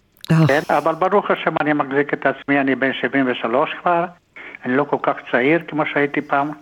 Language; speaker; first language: Hebrew; non-native, fluent; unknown